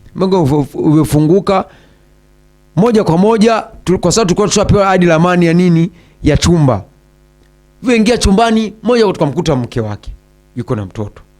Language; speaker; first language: Swahili; native; Swahili